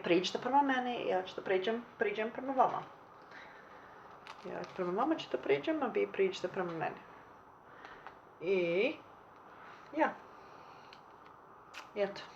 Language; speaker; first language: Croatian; early bilingual, heritage; Croatian